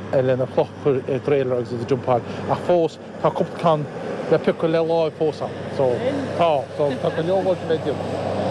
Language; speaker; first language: Irish; native; Irish